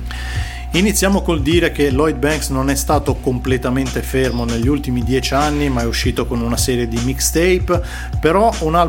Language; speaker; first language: Italian; native; Italian